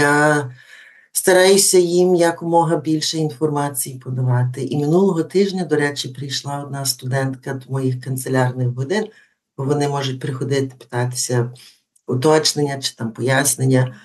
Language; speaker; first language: Ukrainian; early bilingual, heritage; Ukrainian